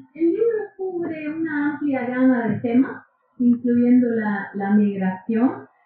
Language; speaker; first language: Spanish; non-native, fluent; English